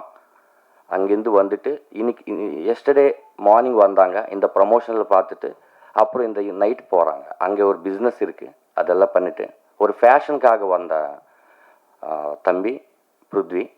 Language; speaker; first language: Tamil; non-native, local second language; Telugu